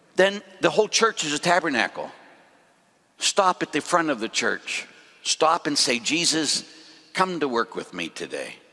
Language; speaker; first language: English; native; English